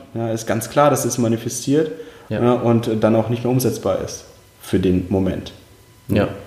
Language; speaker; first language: German; early bilingual, other home language; Russian